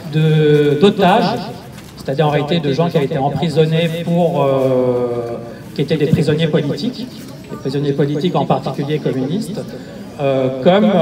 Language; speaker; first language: French; native; French